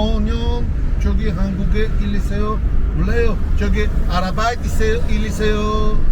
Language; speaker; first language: Korean; non-native, learner; Uzbek